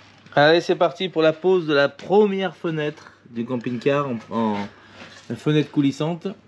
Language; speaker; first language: French; native; French